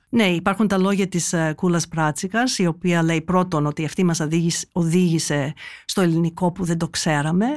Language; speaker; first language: Greek; early bilingual, heritage; Greek